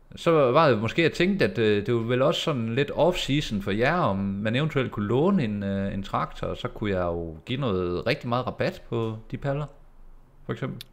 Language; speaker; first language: Danish; native; Danish